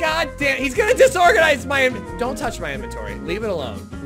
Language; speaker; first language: English; native; English